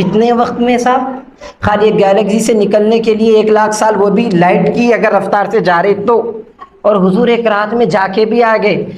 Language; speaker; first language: Urdu; native; Urdu